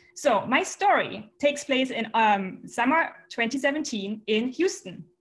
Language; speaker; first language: English; non-native, fluent; German